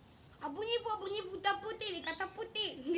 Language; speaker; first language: French; native; French